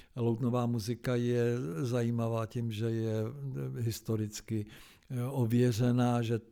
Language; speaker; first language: Czech; native; Czech